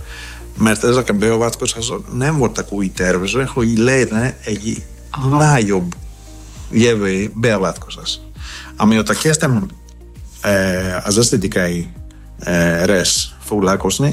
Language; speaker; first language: Hungarian; non-native, fluent; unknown